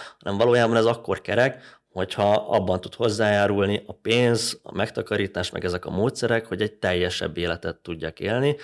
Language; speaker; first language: Hungarian; native; Hungarian